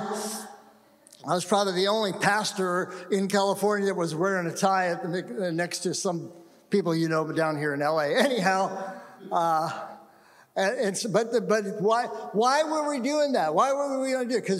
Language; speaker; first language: English; native; English